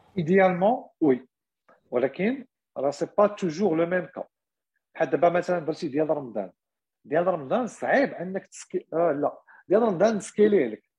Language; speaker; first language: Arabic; native; Arabic